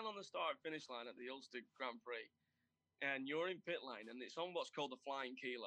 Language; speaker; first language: English; native; English